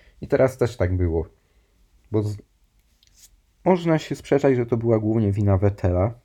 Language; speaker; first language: Polish; native; Polish